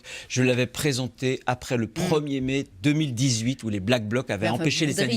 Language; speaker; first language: French; native; French